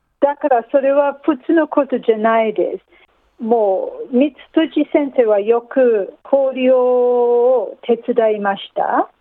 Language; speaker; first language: Japanese; non-native, learner; English